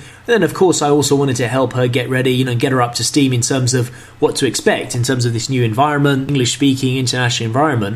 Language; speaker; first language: English; native; English